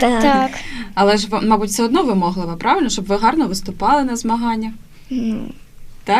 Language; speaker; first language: Ukrainian; native; Ukrainian